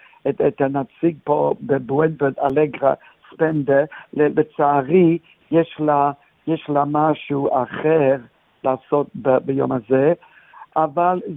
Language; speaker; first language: Hebrew; non-native, fluent; English